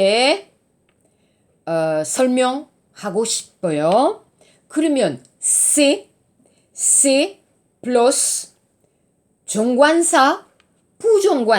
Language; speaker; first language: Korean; non-native, learner; French